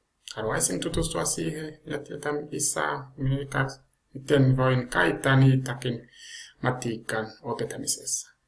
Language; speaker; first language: Finnish; non-native, learner; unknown